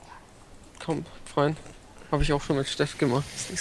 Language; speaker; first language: German; native; German